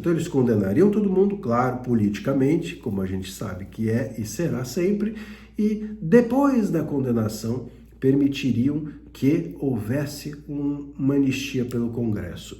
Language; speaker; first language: Portuguese; native; Portuguese